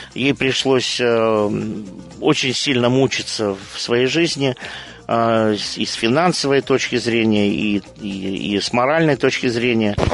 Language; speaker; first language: Russian; early bilingual, heritage; Russian